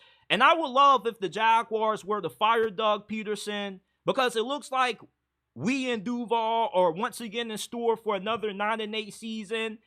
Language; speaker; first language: English; native; English